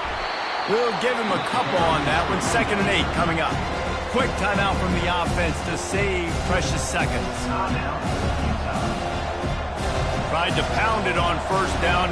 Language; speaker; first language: English; native; English